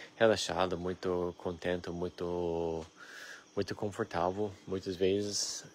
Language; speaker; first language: Portuguese; non-native, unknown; English